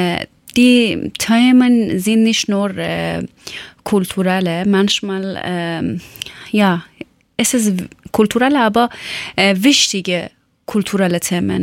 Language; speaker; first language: German; non-native, learner; Persian